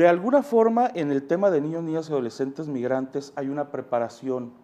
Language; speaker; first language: Spanish; native; Spanish